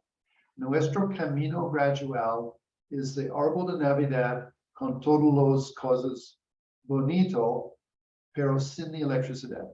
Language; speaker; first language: Spanish; non-native, learner; English